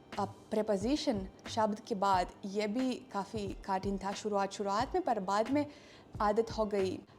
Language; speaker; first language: Hindi; non-native, fluent; Russian